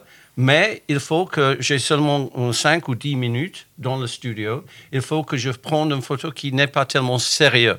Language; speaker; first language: French; non-native, fluent; English